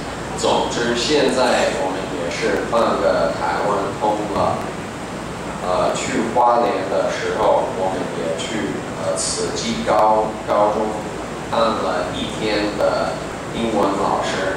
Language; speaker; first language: Chinese; non-native, fluent; English